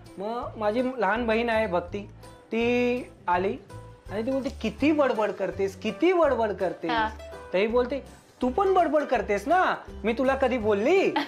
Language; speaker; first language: Marathi; non-native, local second language; Gujarati